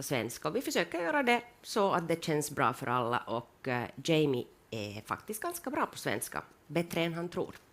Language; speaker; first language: Swedish; native; Swedish